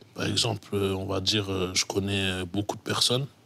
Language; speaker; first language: French; native; French